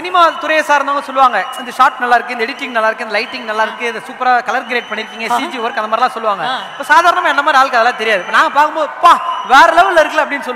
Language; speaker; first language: Tamil; native; Tamil